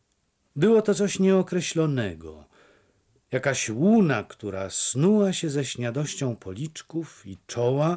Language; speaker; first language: Polish; native; Polish